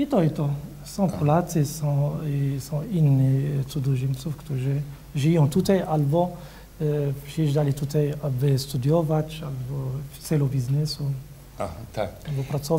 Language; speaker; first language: Polish; non-native, learner; Arabic